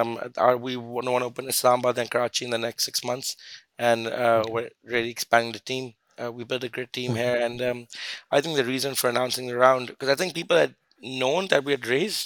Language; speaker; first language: English; non-native, local second language; Urdu